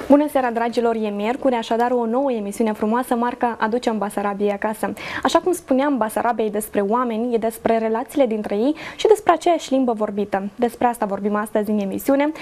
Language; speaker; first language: Romanian; native; Romanian